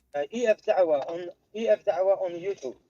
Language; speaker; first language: English; non-native, fluent; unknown